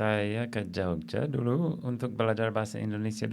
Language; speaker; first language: Indonesian; non-native, fluent; English